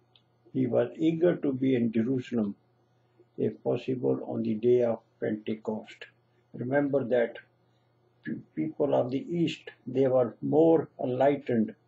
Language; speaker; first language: English; non-native, local second language; Punjabi